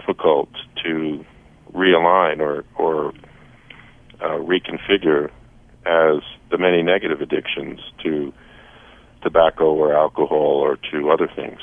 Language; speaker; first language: English; native; English